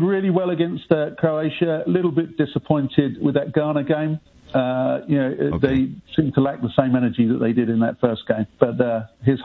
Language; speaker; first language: English; native; English